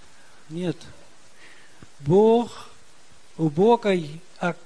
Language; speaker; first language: Russian; early bilingual, heritage; Russian